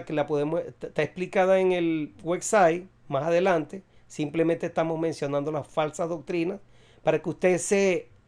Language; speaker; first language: Spanish; native; Spanish